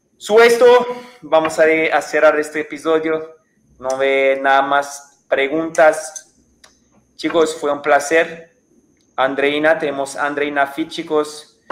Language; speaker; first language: Spanish; non-native, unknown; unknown